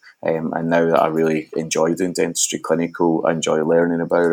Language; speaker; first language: English; native; English